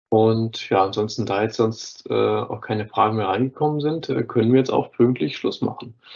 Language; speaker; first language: German; native; German